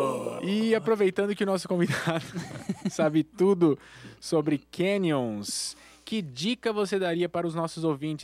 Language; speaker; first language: Portuguese; native; Portuguese